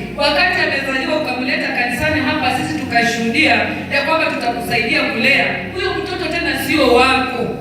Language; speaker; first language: Swahili; non-native, local second language; Luyia